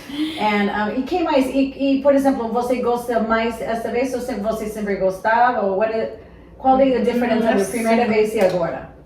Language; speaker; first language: Portuguese; non-native, fluent; English